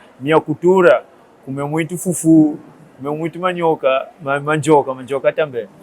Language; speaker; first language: Portuguese; non-native, learner; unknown